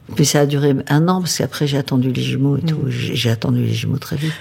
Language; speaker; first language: French; native; French